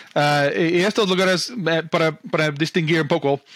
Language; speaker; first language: Spanish; non-native, fluent; English